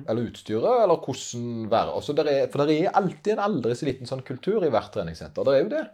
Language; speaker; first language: Norwegian; native; Norwegian